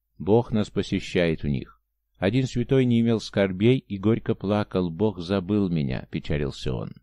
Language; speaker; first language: Russian; native; Russian